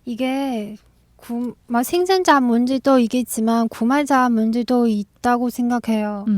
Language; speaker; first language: Korean; non-native, fluent; Chinese